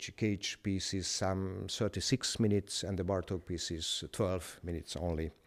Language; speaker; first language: English; non-native, fluent; Hungarian